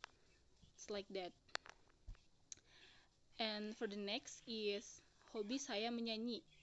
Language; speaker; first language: English; non-native, learner; Indonesian